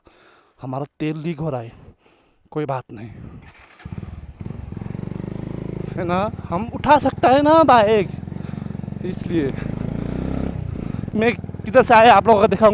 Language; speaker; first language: Hindi; non-native, learner; Nepali